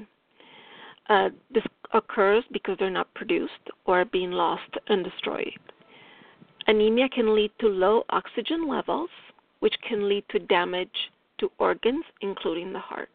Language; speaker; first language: English; non-native, fluent; Italian